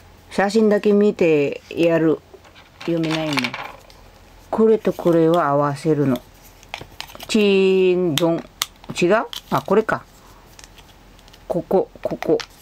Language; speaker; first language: Japanese; native; Japanese